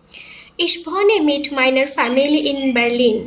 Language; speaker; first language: German; non-native, fluent; Bangla